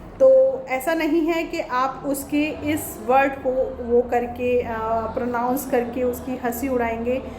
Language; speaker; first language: Hindi; native; Hindi